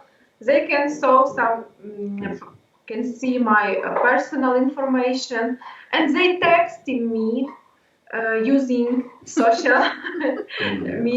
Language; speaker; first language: English; non-native, learner; Ukrainian